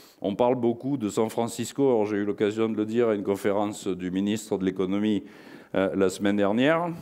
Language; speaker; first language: French; native; French